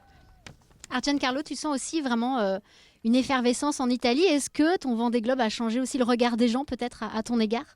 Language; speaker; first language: French; native; French